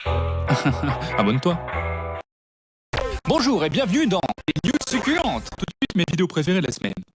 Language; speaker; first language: French; native; French